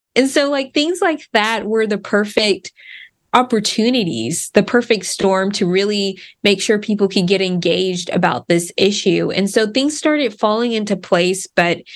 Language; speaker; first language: English; native; English